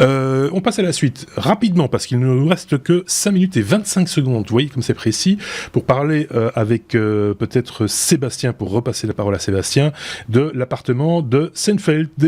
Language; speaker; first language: French; native; French